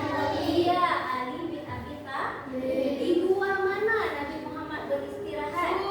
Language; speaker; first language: Indonesian; native; Indonesian